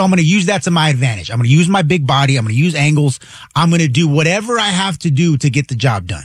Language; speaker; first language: English; native; English